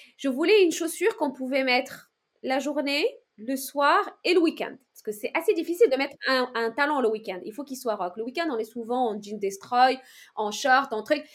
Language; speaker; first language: French; non-native, local second language; Arabic